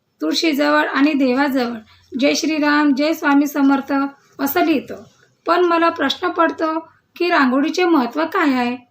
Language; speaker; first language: Marathi; non-native, local second language; Telugu